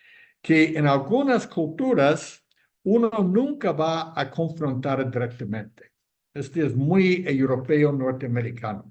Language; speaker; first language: Spanish; non-native, fluent; English